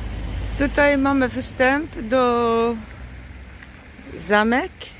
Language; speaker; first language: Polish; non-native, learner; Dutch